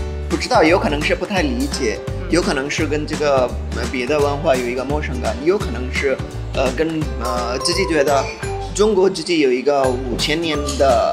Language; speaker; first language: Chinese; non-native, fluent; Hindi